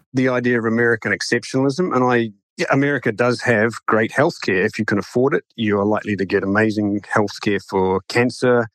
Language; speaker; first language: English; native; English